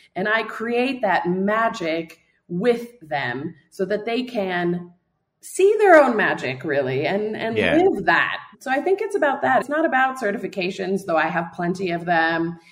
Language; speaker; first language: English; native; English